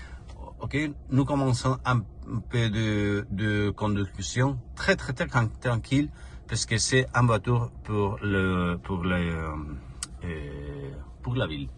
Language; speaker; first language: French; non-native, learner; Spanish